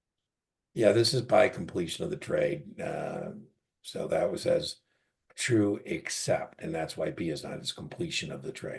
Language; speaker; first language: English; native; English